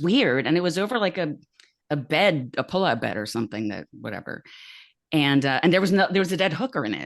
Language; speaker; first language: English; native; English